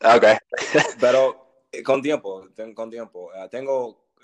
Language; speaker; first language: Spanish; non-native, learner; English